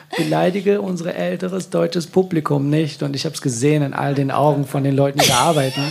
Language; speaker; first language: German; early bilingual, other home language; Persian